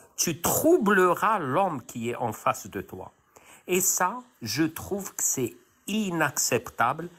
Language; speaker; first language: French; non-native, local second language; Arabic